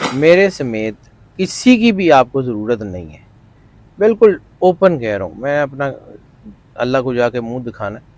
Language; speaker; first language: Urdu; non-native, local second language; Punjabi